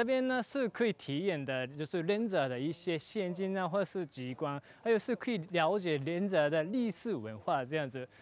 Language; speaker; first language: Chinese; non-native, fluent; Japanese